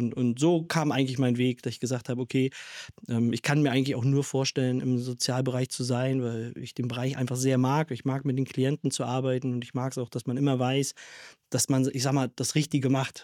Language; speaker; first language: German; native; German